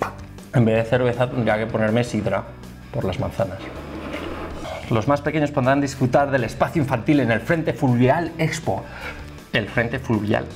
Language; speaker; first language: Spanish; native; Spanish